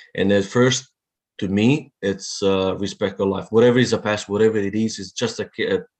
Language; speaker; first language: English; non-native, fluent; Italian